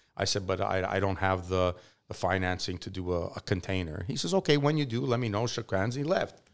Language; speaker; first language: English; native; English